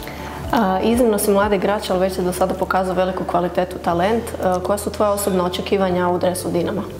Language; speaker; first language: Croatian; native; Croatian